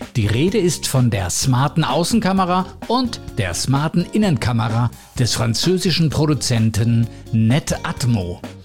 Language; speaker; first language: German; native; German